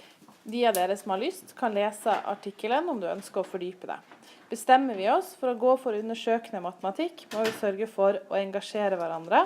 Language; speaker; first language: Norwegian; native; Norwegian